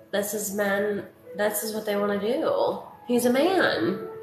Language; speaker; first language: English; native; English